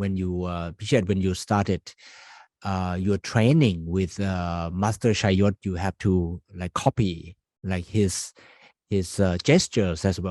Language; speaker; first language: English; non-native, fluent; Thai